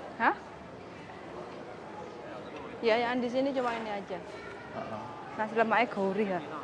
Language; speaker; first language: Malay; non-native, local second language; Javanese